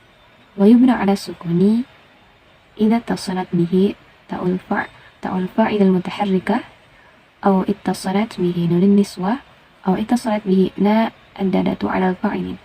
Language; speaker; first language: Arabic; non-native, learner; Indonesian